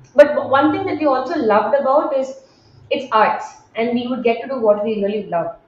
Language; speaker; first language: English; non-native, local second language; Tamil